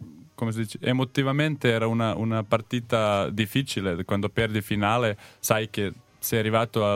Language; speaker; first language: Italian; non-native, learner; Serbian